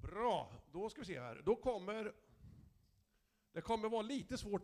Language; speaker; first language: Swedish; native; Swedish